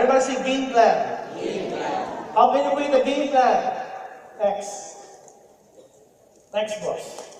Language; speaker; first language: English; non-native, local second language; Filipino